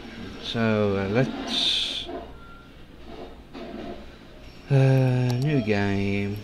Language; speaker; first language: English; native; English